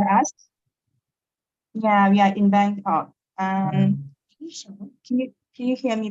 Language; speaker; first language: English; non-native, learner; Thai